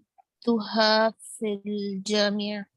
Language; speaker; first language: Arabic; non-native, learner; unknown